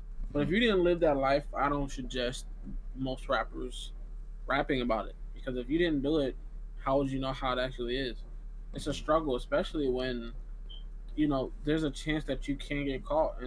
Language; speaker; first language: English; native; English